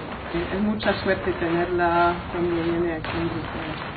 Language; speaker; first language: Spanish; non-native, fluent; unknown